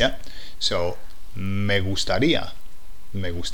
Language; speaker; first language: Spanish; non-native, fluent; English